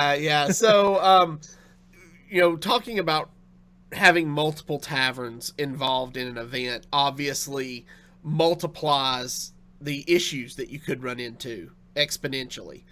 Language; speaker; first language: English; native; English